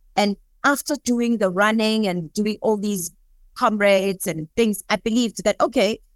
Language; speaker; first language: English; non-native, local second language; Southern Sotho